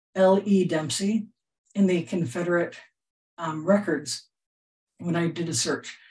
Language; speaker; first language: English; native; English